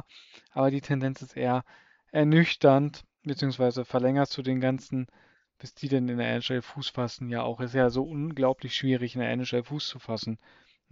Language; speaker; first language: German; native; German